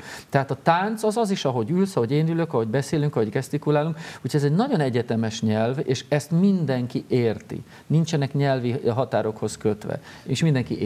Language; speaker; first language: Hungarian; native; Hungarian